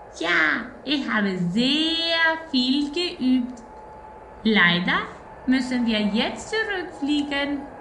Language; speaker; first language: German; non-native, fluent; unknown